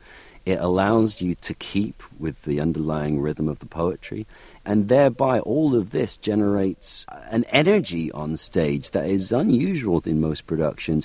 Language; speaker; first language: English; native; English